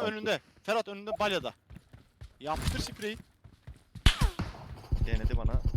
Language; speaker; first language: Turkish; native; Turkish